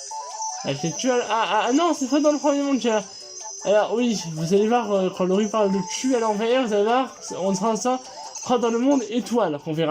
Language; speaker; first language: French; native; French